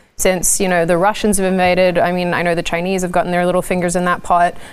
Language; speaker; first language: English; native; English